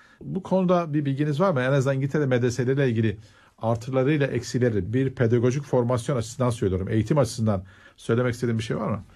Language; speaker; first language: Turkish; native; Turkish